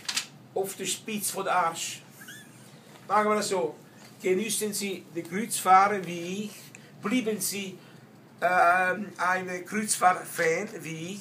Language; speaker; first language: German; non-native, learner; Italian